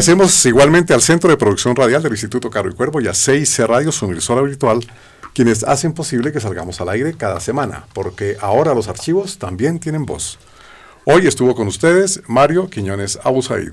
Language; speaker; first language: Spanish; native; Spanish